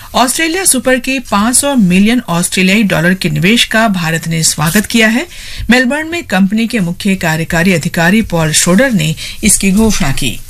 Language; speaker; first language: Hindi; non-native, local second language; Assamese